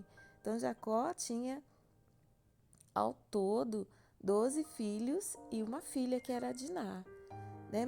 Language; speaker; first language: Portuguese; native; Portuguese